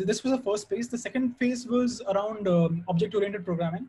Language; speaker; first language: English; non-native, local second language; Hindi